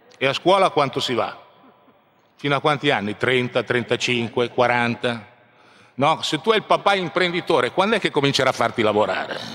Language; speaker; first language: Italian; native; Italian